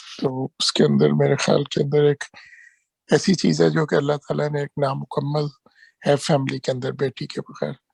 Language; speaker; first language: Urdu; non-native, local second language; Punjabi